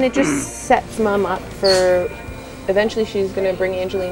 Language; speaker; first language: English; native; English